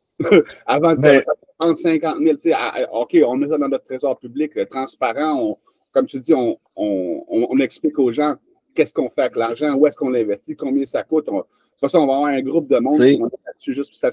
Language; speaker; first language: French; native; French